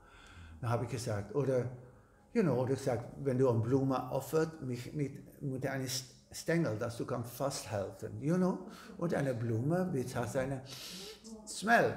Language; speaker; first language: German; non-native, learner; Dutch